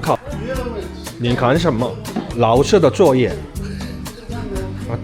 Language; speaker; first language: Chinese; non-native, learner; Korean